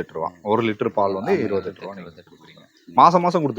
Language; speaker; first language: Tamil; native; Tamil